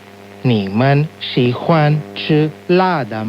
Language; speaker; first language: Chinese; non-native, learner; Hindi